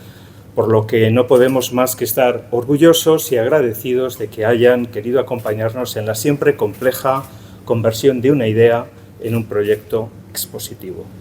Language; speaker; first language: Spanish; native; Spanish